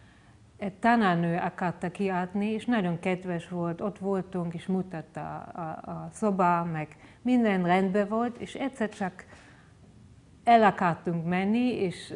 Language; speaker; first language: Hungarian; non-native, fluent; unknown